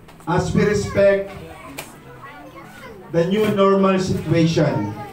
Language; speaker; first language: English; non-native, local second language; Filipino